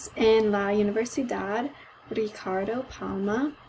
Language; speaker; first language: Spanish; non-native, learner; English